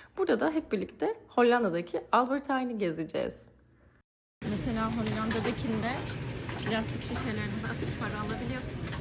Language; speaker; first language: Turkish; native; Turkish